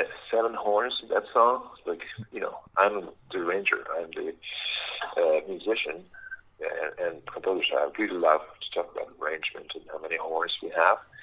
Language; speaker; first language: English; non-native, fluent; Ukrainian